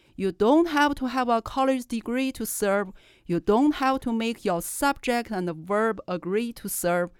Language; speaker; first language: English; non-native, fluent; Chinese